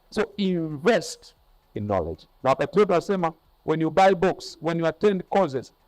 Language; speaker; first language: English; non-native, local second language; Swahili